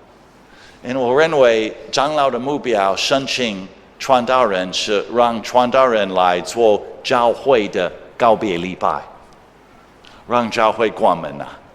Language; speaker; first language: Chinese; non-native, fluent; English